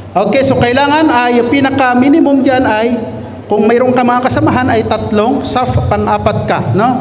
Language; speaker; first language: Filipino; non-native, local second language; Maguindanaon